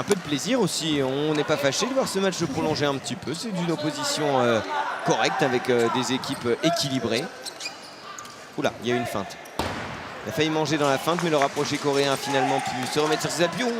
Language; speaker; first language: French; native; French